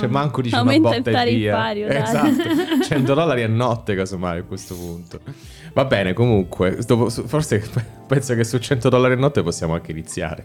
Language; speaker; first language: Italian; native; Italian